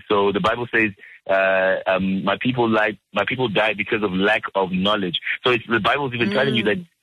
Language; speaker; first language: English; early bilingual, other home language; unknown